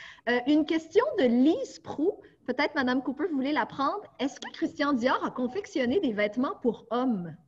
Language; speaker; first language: French; native; French